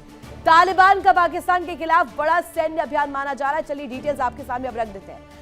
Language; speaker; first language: Hindi; native; Hindi